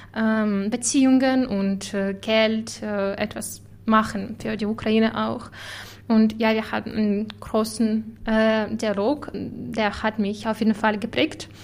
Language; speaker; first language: German; non-native, fluent; Ukrainian